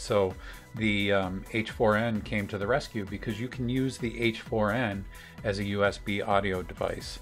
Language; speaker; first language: English; native; English